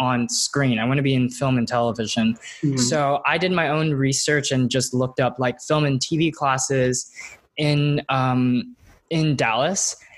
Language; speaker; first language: English; native; English